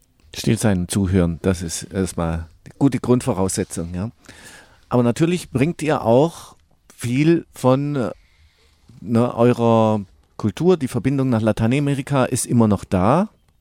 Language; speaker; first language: German; native; German